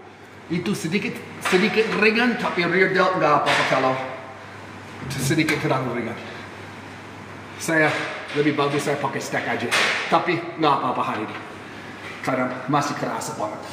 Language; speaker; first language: Indonesian; non-native, fluent; English